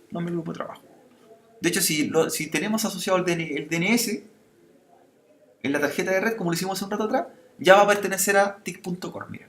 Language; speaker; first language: Spanish; native; Spanish